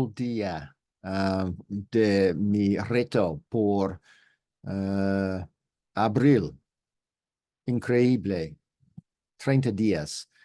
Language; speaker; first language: Spanish; non-native, learner; English